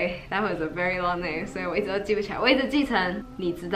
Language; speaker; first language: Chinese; early bilingual, heritage; Chinese